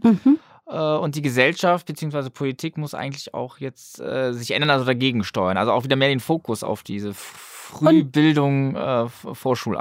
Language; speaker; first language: German; native; German